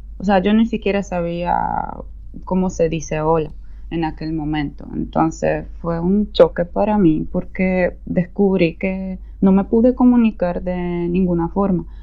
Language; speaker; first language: Spanish; non-native, fluent; Polish